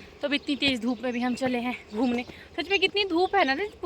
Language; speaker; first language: Hindi; native; Hindi